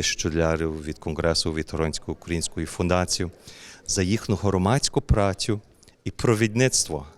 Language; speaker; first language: Ukrainian; early bilingual, heritage; Ukrainian